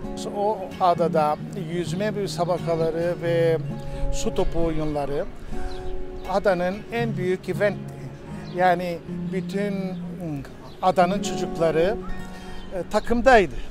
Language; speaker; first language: Turkish; non-native, local second language; Greek